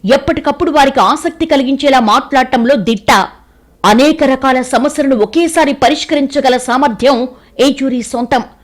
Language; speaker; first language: Telugu; native; Telugu